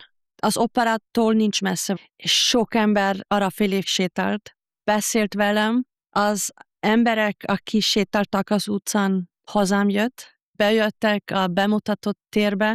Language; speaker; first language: Hungarian; non-native, fluent; German